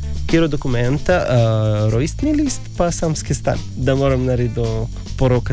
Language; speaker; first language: Slovenian; non-native, learner; Arabic